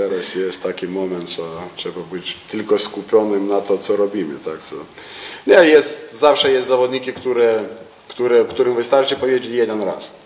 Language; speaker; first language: Polish; non-native, learner; Lithuanian